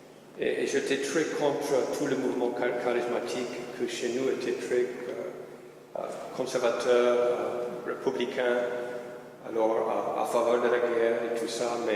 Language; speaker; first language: French; non-native, fluent; English